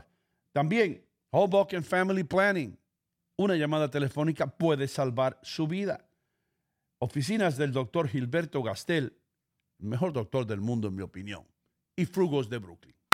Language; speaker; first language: Spanish; native; Spanish